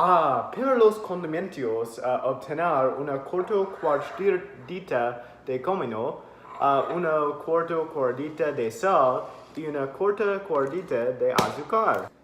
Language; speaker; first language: Spanish; non-native, learner; English